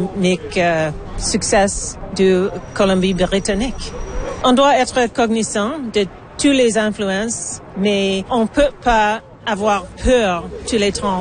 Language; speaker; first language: French; non-native, learner; English